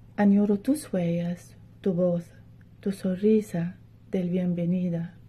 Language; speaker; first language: Spanish; non-native, fluent; Arabic